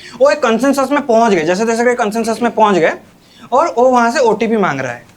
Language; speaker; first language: Hindi; non-native, local second language; Odia